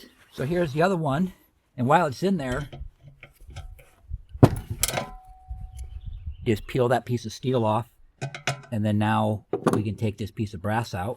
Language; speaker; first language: English; native; English